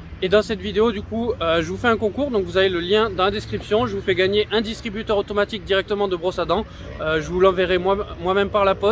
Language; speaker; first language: French; native; French